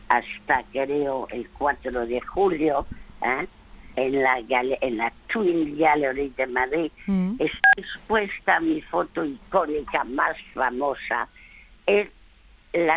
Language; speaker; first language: Spanish; early bilingual, other home language; French